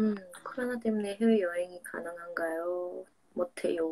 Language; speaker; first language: Korean; non-native, fluent; English